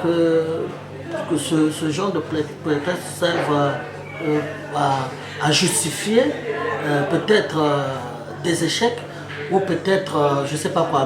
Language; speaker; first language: French; non-native, local second language; Lingala